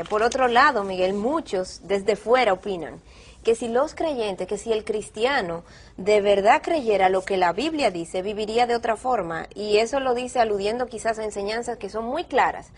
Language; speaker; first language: Spanish; native; Spanish